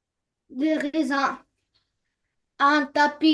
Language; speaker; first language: French; non-native, learner; Arabic